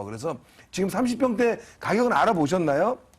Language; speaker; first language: Korean; native; Korean